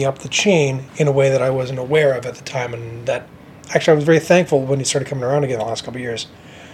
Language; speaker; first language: English; native; English